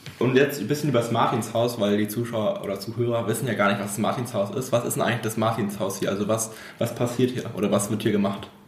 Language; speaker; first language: German; native; German